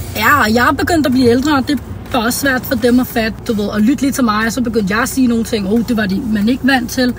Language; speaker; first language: Danish; native; Danish